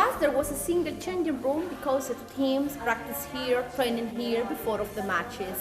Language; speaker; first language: English; non-native, fluent; Italian